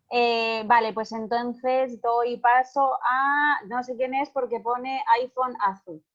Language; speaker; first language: Spanish; native; Spanish